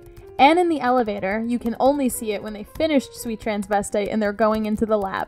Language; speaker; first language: English; native; English